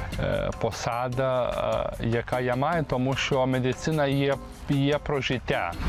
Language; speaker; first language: Ukrainian; non-native, learner; Lithuanian